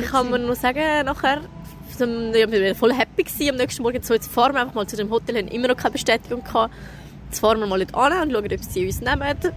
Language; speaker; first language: German; native; German